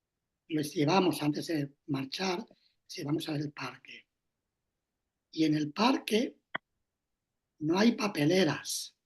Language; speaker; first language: Spanish; native; Spanish